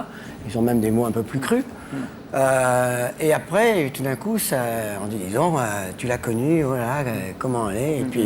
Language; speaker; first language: French; native; French